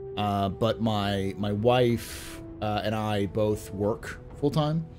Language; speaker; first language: English; native; English